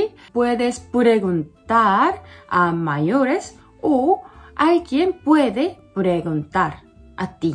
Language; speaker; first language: Spanish; non-native, learner; Korean